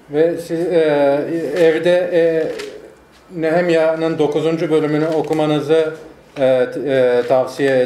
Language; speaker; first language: Turkish; native; Turkish